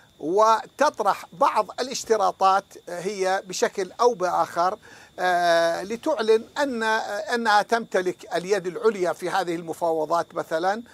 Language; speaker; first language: Arabic; non-native, fluent; Persian